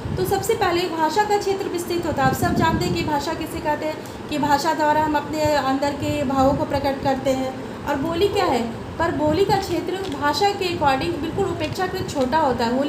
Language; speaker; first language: Hindi; native; Hindi